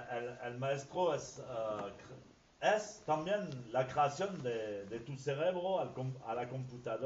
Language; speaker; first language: Spanish; non-native, fluent; French